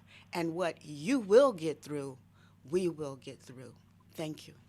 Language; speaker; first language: English; native; English